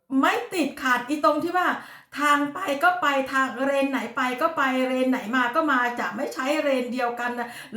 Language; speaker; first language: Thai; non-native, local second language; Lao